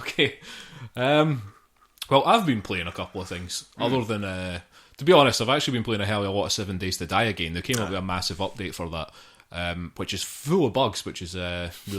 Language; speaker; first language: English; native; English